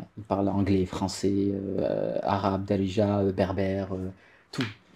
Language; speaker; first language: French; native; French